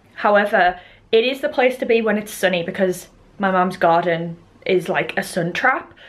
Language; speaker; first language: English; native; English